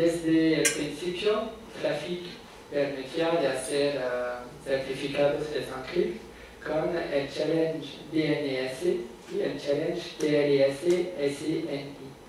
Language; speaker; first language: Spanish; non-native, fluent; French